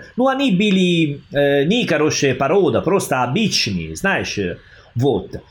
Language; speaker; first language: Russian; non-native, learner; Italian